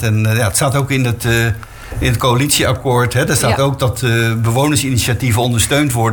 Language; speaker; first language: Dutch; native; Dutch